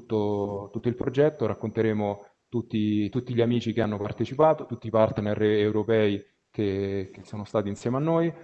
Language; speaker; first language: Italian; native; Italian